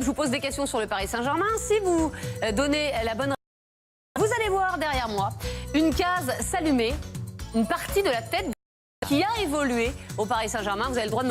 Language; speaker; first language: French; native; French